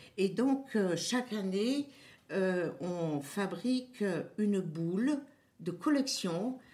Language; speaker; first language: French; native; French